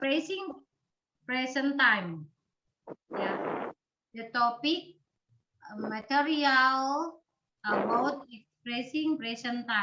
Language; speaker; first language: English; non-native, learner; Indonesian